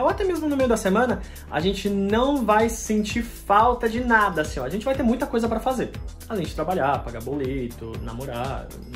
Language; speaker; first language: Portuguese; native; Portuguese